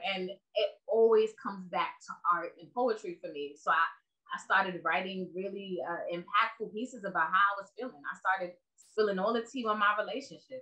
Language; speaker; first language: English; native; English